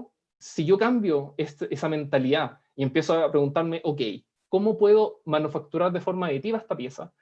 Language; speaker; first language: Spanish; native; Spanish